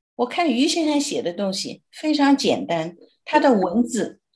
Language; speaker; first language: Chinese; native; Chinese